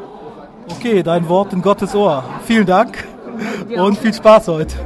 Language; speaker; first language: German; native; German